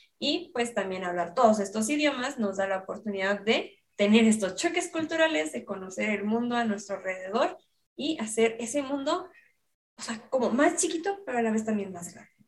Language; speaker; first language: Spanish; native; Spanish